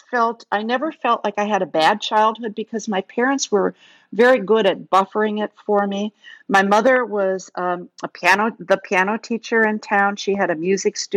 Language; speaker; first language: English; native; English